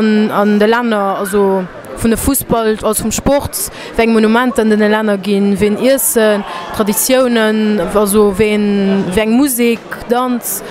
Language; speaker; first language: German; non-native, local second language; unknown